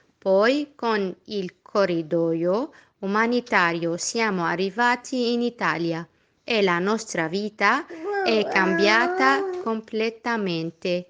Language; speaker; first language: Italian; non-native, fluent; Arabic